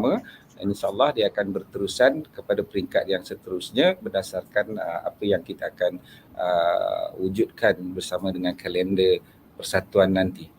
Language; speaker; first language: Malay; native; Malay